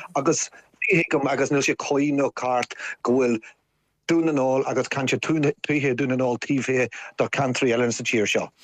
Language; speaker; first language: Irish; non-native, local second language; English